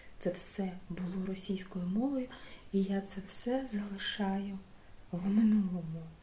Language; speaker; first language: Ukrainian; non-native, local second language; Russian